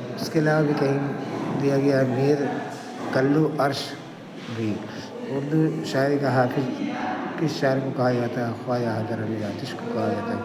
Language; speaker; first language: Urdu; native; Urdu